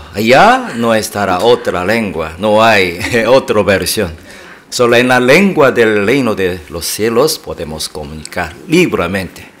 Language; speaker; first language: Spanish; non-native, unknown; Korean